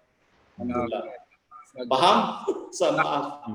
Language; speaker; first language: Indonesian; early bilingual, heritage; English